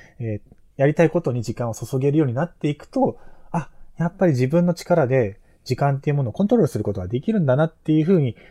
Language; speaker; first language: Japanese; native; Japanese